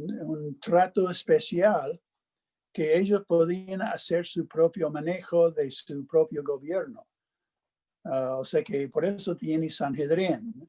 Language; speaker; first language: Spanish; non-native, fluent; English